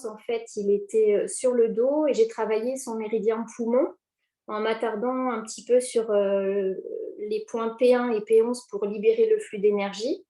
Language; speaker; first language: French; native; French